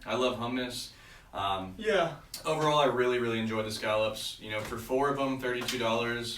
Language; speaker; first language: English; native; English